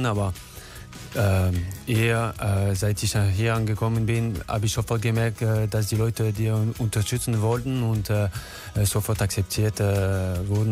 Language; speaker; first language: German; non-native, learner; French